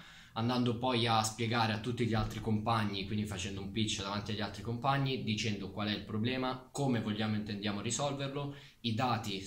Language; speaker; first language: Italian; native; Italian